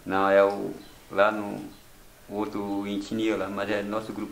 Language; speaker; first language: Portuguese; non-native, local second language; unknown